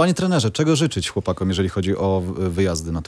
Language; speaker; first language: Polish; native; Polish